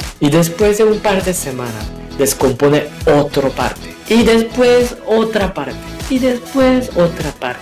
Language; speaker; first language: Spanish; non-native, fluent; Korean